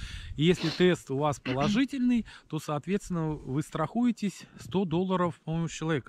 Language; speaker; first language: Russian; native; Russian